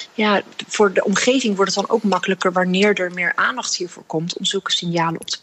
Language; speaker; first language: Dutch; native; Dutch